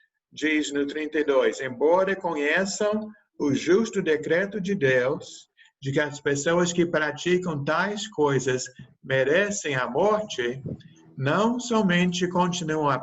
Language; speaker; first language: Portuguese; native; Portuguese